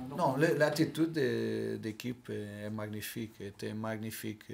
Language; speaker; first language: French; non-native, learner; Portuguese